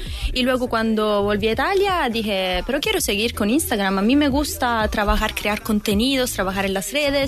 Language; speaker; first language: Spanish; non-native, fluent; Italian